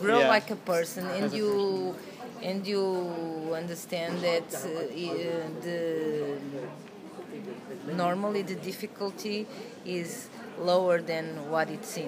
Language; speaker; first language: English; non-native, learner; Portuguese